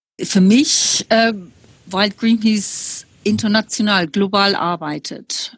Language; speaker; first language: German; non-native, fluent; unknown